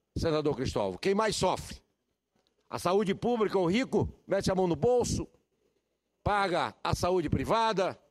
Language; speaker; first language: Portuguese; native; Portuguese